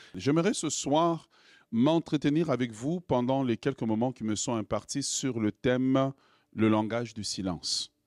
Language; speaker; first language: French; non-native, local second language; Lingala